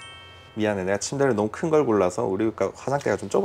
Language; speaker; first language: Korean; native; Korean